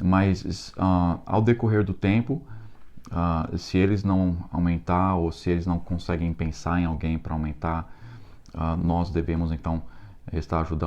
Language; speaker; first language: Portuguese; non-native, fluent; English